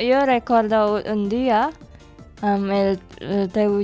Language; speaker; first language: Catalan; non-native, learner; Indonesian